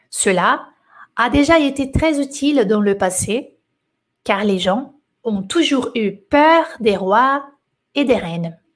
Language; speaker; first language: French; non-native, fluent; Portuguese